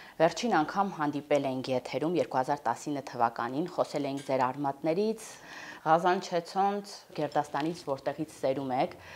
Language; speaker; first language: Armenian; native; Armenian